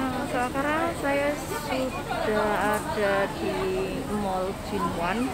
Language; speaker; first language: Indonesian; non-native, local second language; Javanese